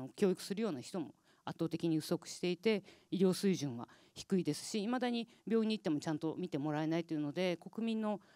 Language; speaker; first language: Japanese; native; Japanese